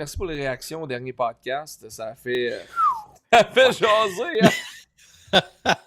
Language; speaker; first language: French; native; French